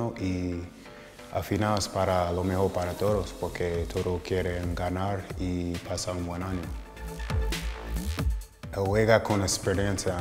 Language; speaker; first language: Spanish; non-native, fluent; English